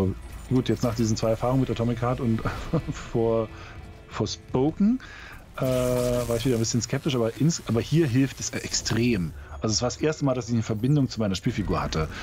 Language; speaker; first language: German; native; German